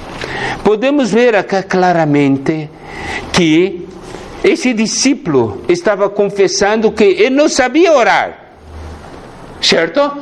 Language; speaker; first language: Spanish; non-native, fluent; Portuguese